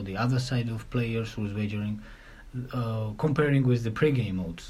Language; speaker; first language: English; non-native, learner; Georgian